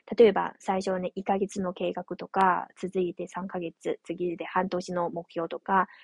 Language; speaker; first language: Japanese; non-native, fluent; Chinese